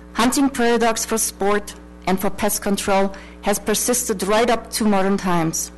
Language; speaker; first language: English; non-native, fluent; German